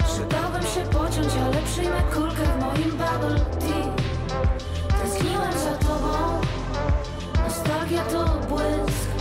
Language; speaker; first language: Icelandic; non-native, learner; Polish